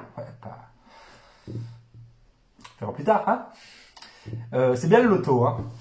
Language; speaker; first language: French; native; French